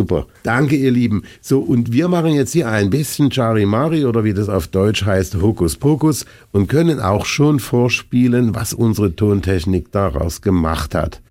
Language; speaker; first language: German; native; German